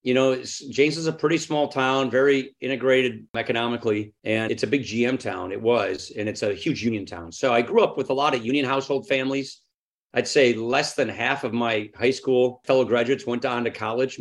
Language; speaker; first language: English; native; English